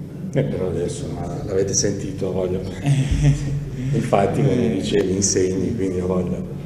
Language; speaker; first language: Italian; native; Italian